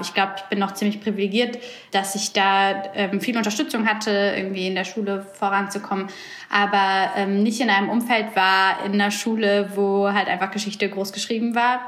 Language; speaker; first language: German; native; German